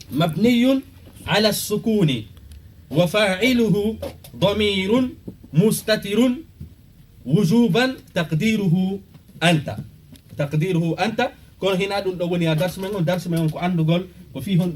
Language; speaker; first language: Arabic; non-native, fluent; Fula